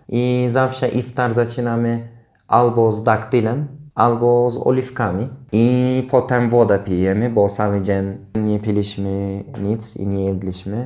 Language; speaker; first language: Polish; non-native, fluent; Turkish